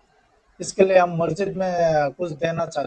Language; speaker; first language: Hindi; non-native, learner; Bangla